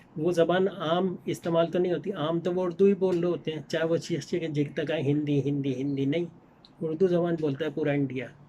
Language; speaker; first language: Urdu; native; Urdu